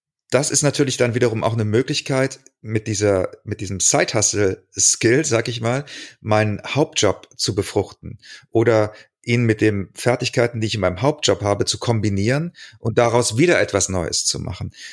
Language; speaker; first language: German; native; German